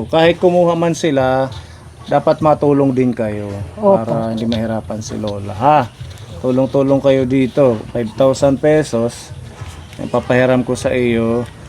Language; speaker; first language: Filipino; native; Filipino